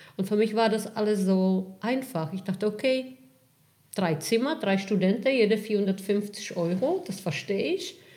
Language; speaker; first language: German; non-native, fluent; Czech